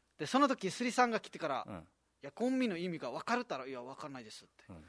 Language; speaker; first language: Japanese; non-native, fluent; Nepali